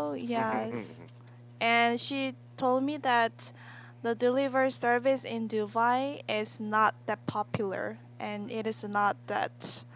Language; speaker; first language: English; non-native, learner; Korean